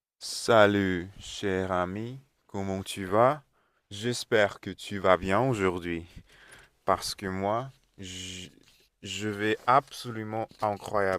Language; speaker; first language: French; non-native, learner; Russian